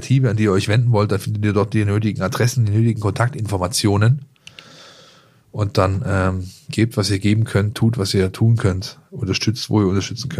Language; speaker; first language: German; native; German